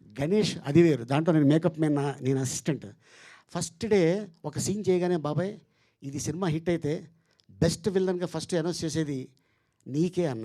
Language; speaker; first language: Telugu; native; Telugu